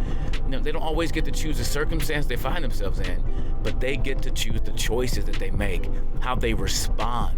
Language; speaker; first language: English; native; English